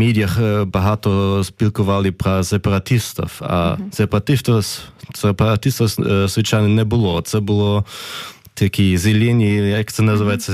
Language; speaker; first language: Ukrainian; non-native, fluent; German